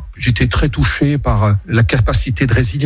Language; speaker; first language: French; native; French